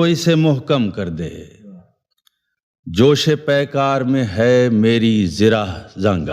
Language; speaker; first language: Urdu; native; Urdu